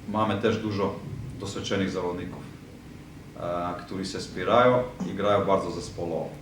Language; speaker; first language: Polish; non-native, fluent; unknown